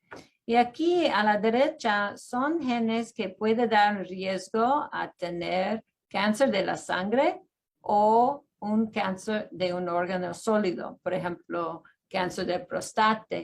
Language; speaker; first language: Spanish; early bilingual, heritage; Spanish